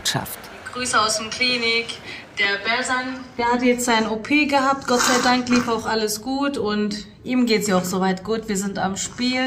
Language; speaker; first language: German; native; German